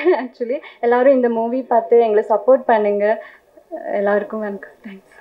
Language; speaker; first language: Tamil; non-native, learner; Malayalam